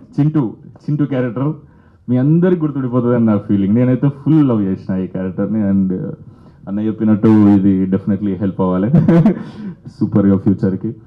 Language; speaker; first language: Telugu; native; Telugu